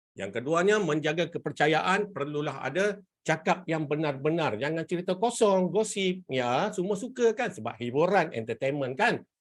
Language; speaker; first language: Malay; native; Malay